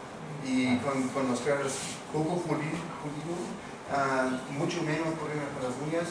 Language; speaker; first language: Spanish; non-native, fluent; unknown